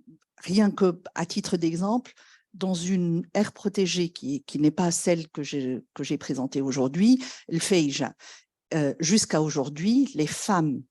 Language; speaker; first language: French; non-native, local second language; Arabic